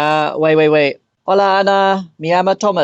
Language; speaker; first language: Spanish; non-native, learner; English